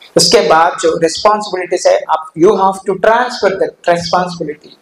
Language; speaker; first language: Hindi; non-native, local second language; Telugu